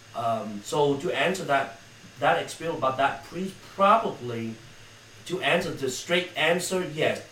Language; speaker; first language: English; non-native, fluent; Vietnamese